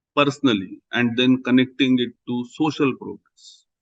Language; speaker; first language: English; non-native, local second language; Marathi